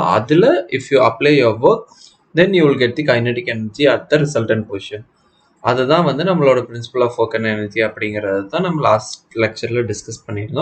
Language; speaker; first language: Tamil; native; Tamil